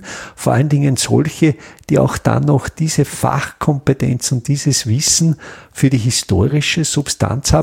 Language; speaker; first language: German; native; German